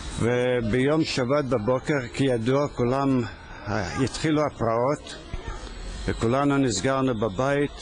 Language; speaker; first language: Hebrew; early bilingual, other home language; Yiddish